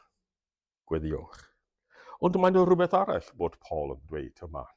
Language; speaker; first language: Welsh; non-native, fluent; English